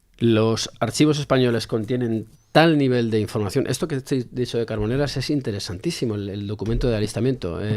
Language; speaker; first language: Spanish; native; Spanish